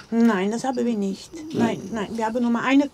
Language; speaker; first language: German; non-native, learner; Dutch